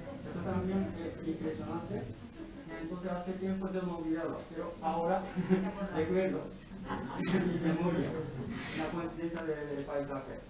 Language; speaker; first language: Spanish; non-native, learner; Japanese